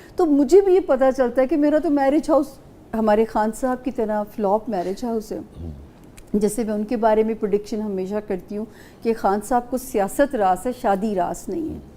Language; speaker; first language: Urdu; non-native, local second language; Punjabi